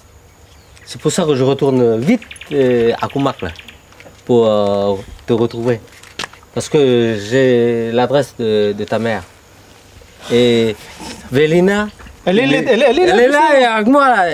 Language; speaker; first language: French; early bilingual, other home language; Vietnamese